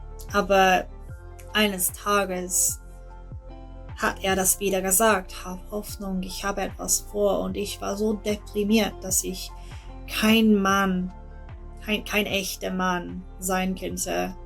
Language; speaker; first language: German; non-native, learner; English